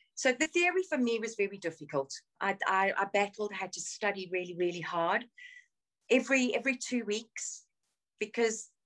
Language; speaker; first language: English; native; English